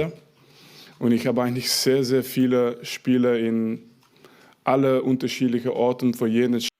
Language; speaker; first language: German; non-native, fluent; French